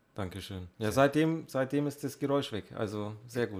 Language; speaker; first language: German; native; German